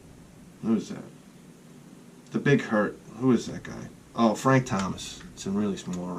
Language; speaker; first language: English; native; English